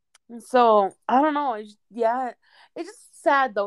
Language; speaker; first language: English; early bilingual, other home language; Spanish